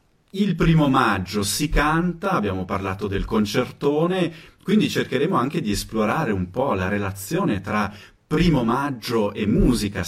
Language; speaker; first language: Italian; native; Italian